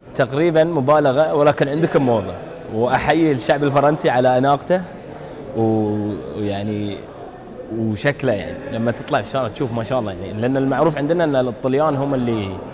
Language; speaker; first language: Arabic; native; Arabic